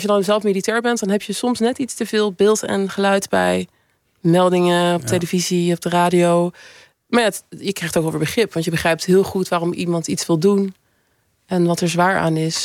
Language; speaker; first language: Dutch; native; Dutch